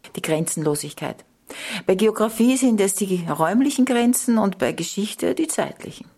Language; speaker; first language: German; native; German